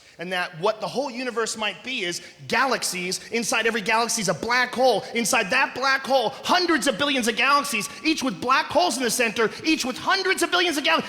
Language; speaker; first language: English; native; English